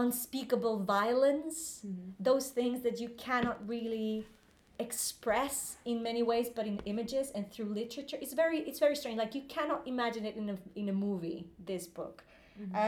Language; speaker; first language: English; non-native, fluent; Spanish